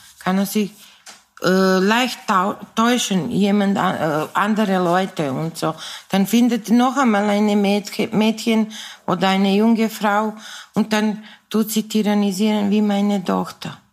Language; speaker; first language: German; non-native, fluent; Serbian